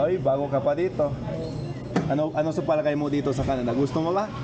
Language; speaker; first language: Filipino; non-native, fluent; English